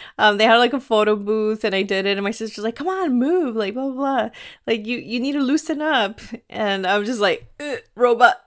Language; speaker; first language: English; early bilingual, other home language; Spanish